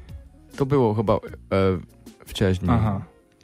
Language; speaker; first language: Polish; non-native, learner; English